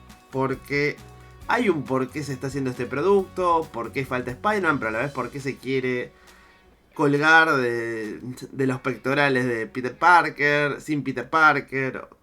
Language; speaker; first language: Spanish; native; Spanish